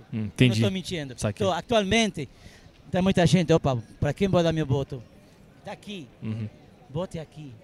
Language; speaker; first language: Portuguese; non-native, fluent; Arabic